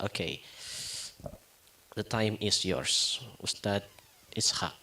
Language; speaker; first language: English; non-native, fluent; Indonesian